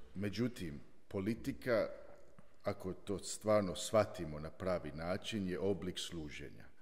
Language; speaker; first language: Croatian; early bilingual, heritage; Croatian